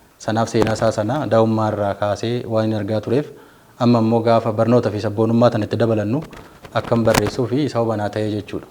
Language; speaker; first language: Oromo; native; Oromo